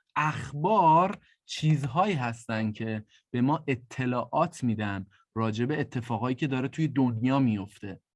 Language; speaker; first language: Persian; native; Persian